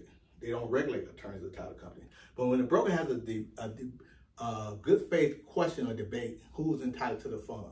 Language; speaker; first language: English; native; English